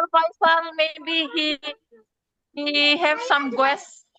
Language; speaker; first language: English; non-native, learner; Indonesian